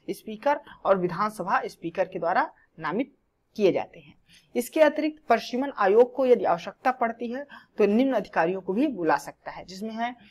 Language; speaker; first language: Hindi; native; Hindi